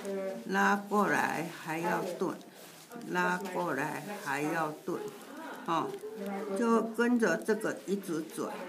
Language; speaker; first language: Chinese; native; Chinese